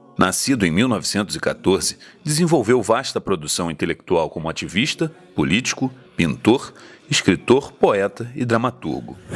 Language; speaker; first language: Portuguese; native; Portuguese